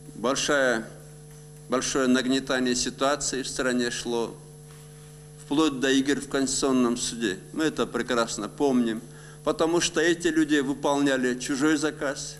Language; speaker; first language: Russian; non-native, local second language; Kyrgyz